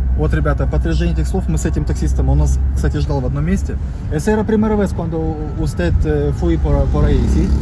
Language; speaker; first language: Russian; native; Russian